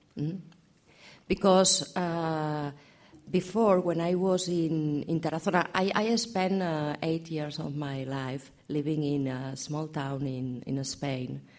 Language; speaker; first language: English; non-native, learner; Catalan